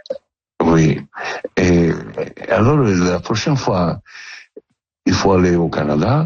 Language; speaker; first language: French; non-native, learner; Italian